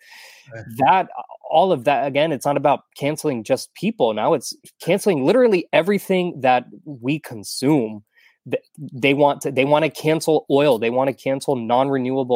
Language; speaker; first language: English; native; English